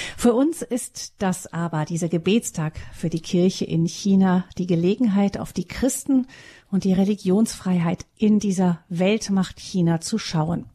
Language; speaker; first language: German; native; German